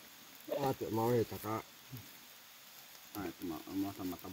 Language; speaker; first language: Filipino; non-native, local second language; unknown